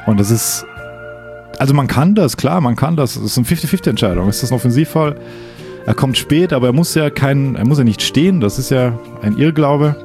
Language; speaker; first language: German; native; German